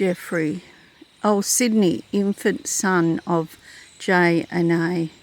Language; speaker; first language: English; native; English